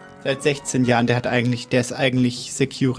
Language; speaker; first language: German; native; German